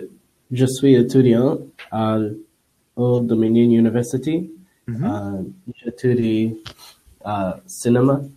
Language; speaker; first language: French; non-native, learner; English